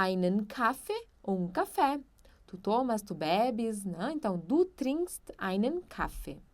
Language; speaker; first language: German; non-native, fluent; Portuguese